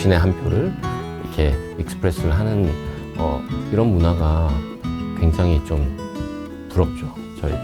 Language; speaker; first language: Korean; native; Korean